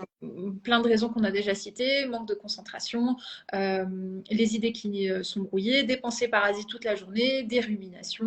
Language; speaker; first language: French; native; French